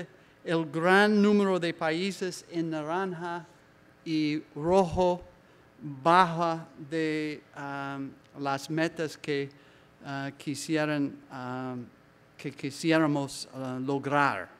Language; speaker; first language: Spanish; non-native, learner; English